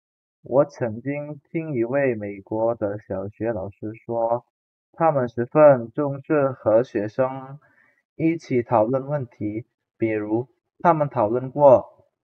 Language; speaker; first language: Chinese; non-native, fluent; Indonesian